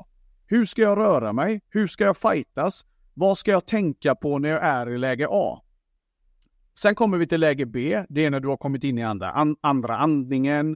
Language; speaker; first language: Swedish; native; Swedish